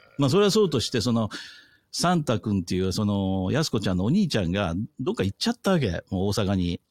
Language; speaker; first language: Japanese; native; Japanese